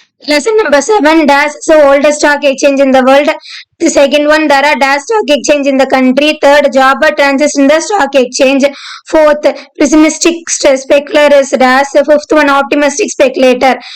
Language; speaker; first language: English; non-native, local second language; Tamil